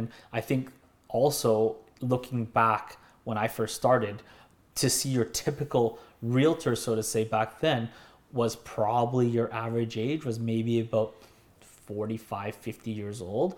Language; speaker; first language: English; native; English